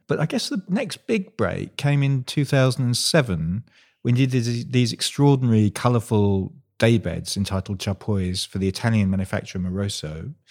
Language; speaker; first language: English; native; English